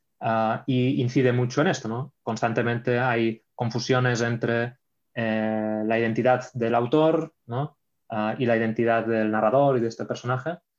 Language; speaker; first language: Spanish; non-native, local second language; Catalan